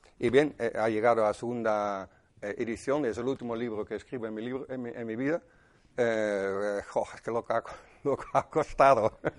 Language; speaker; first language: Spanish; non-native, fluent; Dutch